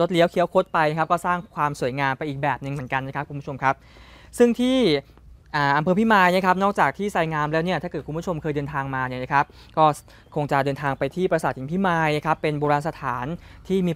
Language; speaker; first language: Thai; native; Thai